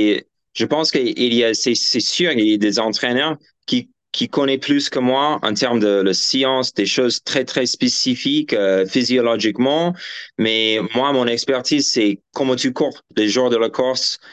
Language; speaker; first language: French; non-native, fluent; English